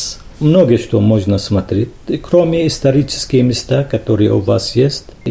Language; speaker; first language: Russian; non-native, fluent; Arabic